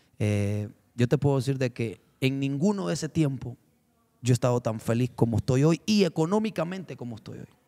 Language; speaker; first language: Spanish; native; Spanish